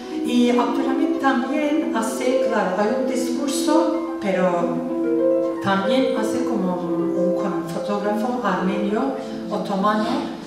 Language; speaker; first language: Spanish; non-native, fluent; Turkish